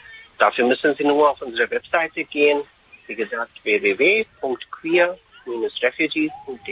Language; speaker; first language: German; non-native, fluent; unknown